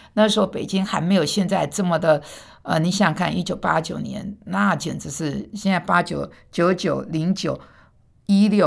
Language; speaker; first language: Chinese; non-native, fluent; Korean